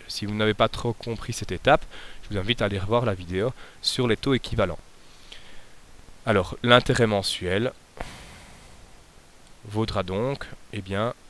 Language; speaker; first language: French; native; French